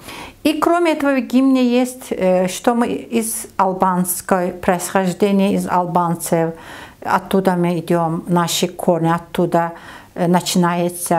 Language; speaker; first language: Russian; non-native, learner; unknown